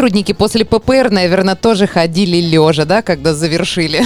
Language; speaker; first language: Russian; native; Russian